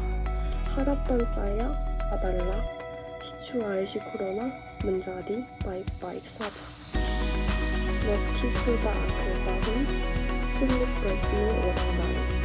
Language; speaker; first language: Indonesian; non-native, learner; Korean